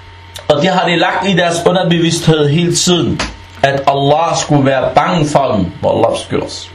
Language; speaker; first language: Danish; non-native, fluent; Arabic